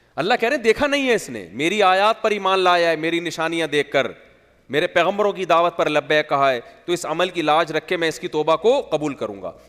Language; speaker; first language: Urdu; native; Urdu